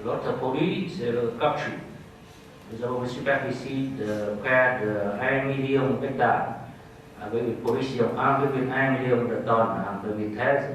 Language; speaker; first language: French; non-native, fluent; Vietnamese